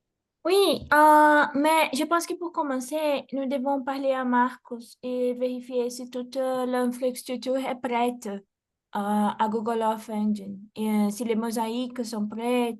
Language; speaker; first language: French; non-native, fluent; Portuguese